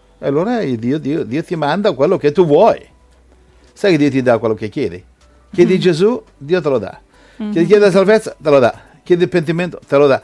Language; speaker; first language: Italian; native; Italian